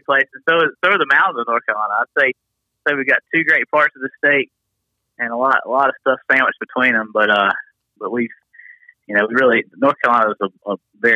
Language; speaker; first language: English; native; English